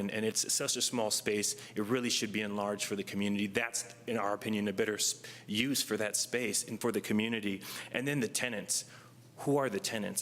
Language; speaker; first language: English; native; English